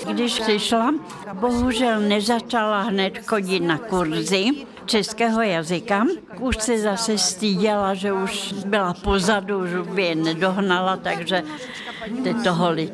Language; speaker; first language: Czech; non-native, fluent; Russian